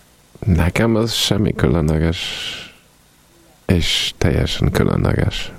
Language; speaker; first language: Hungarian; non-native, fluent; Italian